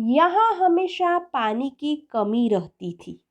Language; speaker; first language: Hindi; non-native, local second language; Gujarati